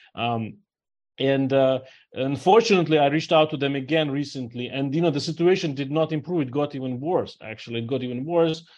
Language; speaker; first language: English; non-native, fluent; Ukrainian